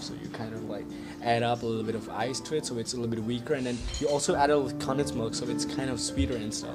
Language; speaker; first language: English; non-native, fluent; Vietnamese